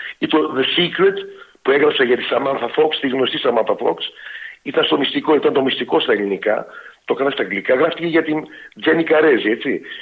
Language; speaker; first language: Greek; early bilingual, heritage; Greek